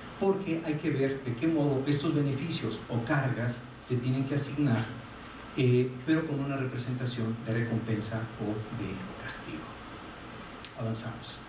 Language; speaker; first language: Spanish; native; Spanish